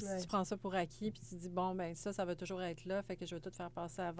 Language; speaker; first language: French; native; French